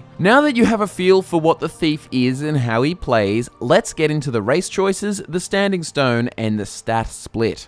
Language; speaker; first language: English; native; English